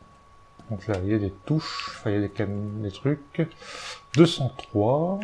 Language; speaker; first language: French; native; French